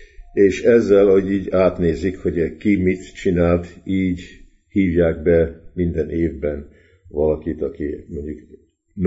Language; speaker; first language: Hungarian; early bilingual, heritage; Hungarian